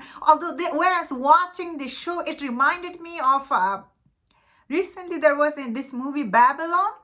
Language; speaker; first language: English; non-native, fluent; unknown